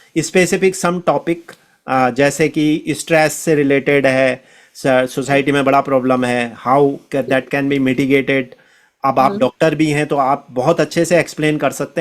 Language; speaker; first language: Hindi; native; Hindi